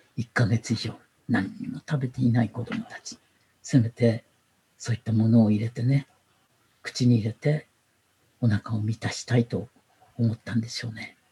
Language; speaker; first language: Japanese; native; Japanese